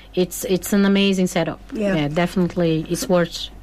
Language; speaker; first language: English; non-native, fluent; Portuguese